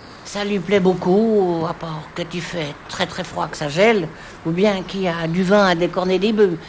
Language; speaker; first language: French; native; French